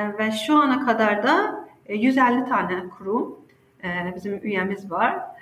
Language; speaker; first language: Turkish; non-native, fluent; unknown